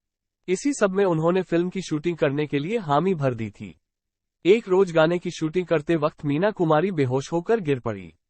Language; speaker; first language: Hindi; native; Hindi